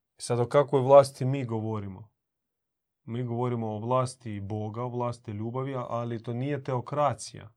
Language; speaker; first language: Croatian; native; Croatian